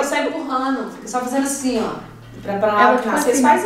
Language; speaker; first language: Portuguese; native; Portuguese